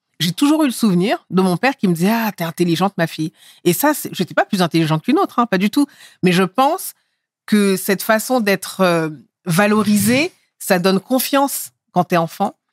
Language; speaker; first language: French; early bilingual, other home language; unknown